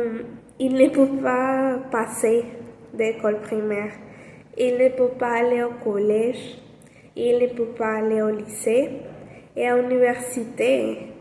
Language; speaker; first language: French; non-native, learner; Spanish